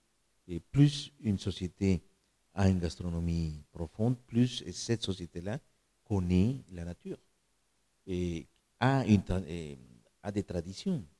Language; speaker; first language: French; non-native, fluent; Spanish